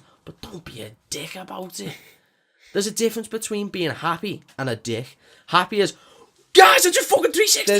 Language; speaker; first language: English; native; English